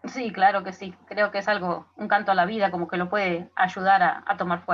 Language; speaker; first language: Spanish; native; Spanish